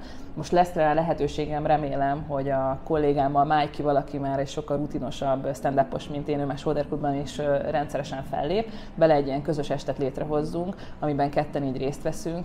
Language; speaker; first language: Hungarian; native; Hungarian